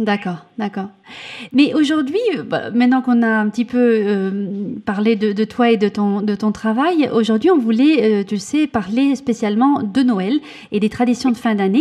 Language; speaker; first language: French; native; French